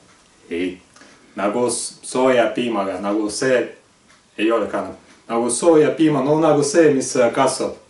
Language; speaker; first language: Estonian; non-native, local second language; Russian